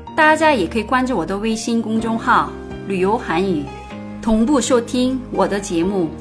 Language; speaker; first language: Chinese; non-native, fluent; Korean